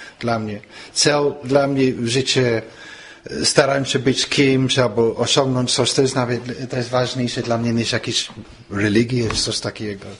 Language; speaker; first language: Polish; non-native, fluent; English